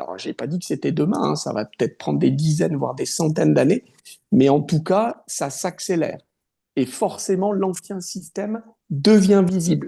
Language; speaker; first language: French; native; French